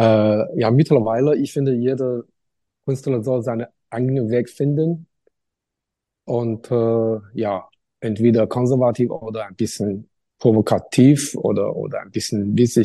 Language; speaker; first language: German; non-native, learner; Chinese